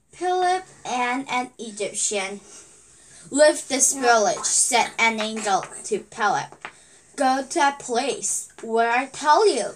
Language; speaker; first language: English; non-native, learner; Korean